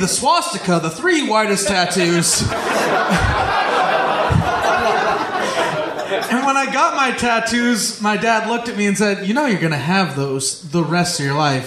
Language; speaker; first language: English; native; English